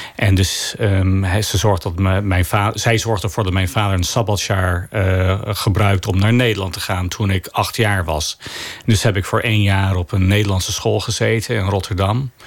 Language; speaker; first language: Dutch; non-native, fluent; English